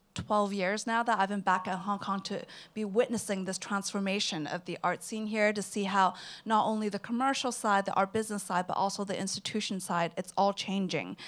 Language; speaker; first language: English; non-native, local second language; Cantonese